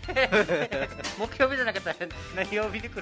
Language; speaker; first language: Japanese; native; Japanese